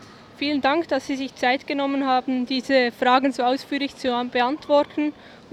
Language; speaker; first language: German; native; German